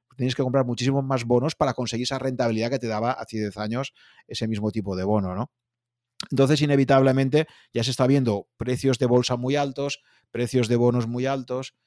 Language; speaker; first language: Spanish; native; Spanish